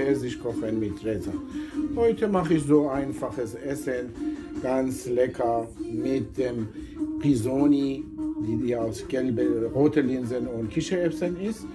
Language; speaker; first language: German; non-native, learner; Persian